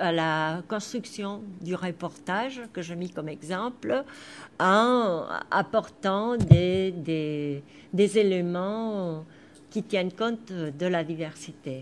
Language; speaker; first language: French; non-native, fluent; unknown